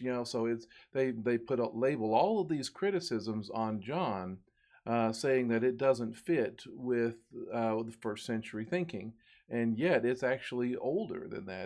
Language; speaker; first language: English; native; English